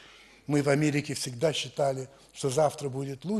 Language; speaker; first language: Russian; early bilingual, heritage; French